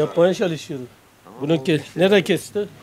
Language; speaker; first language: Turkish; non-native, learner; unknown